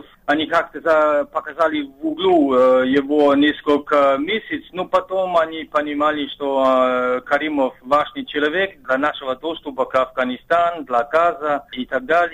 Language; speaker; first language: Russian; non-native, fluent; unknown